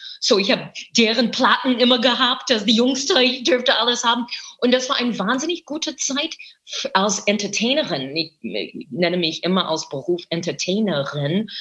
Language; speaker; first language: German; non-native, fluent; English